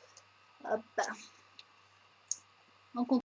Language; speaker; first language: French; native; French